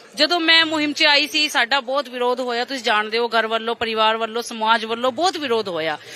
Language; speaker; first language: Punjabi; non-native, local second language; Hindi